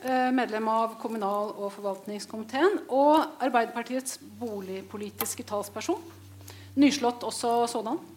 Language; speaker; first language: Norwegian; native; Norwegian